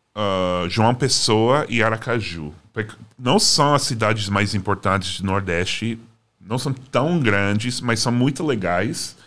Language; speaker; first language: Portuguese; non-native, fluent; English